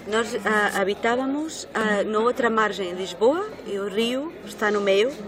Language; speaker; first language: Spanish; non-native, learner; Portuguese